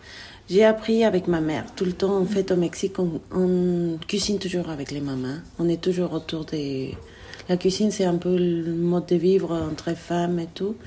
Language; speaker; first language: French; non-native, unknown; Spanish